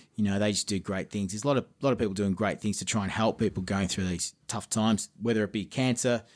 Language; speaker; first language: English; native; English